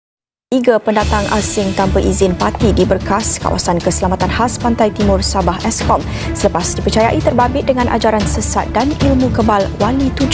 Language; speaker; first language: Malay; native; Malay